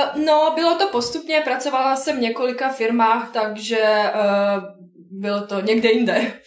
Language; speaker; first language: Czech; non-native, fluent; Bosnian